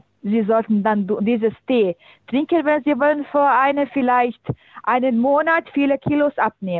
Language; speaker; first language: German; non-native, learner; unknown